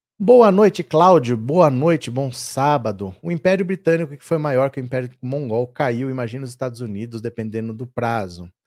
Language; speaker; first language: Portuguese; native; Portuguese